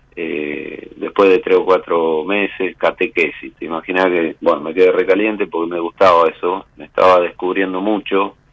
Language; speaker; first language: Spanish; native; Spanish